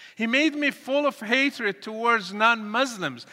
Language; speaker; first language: English; non-native, fluent; Arabic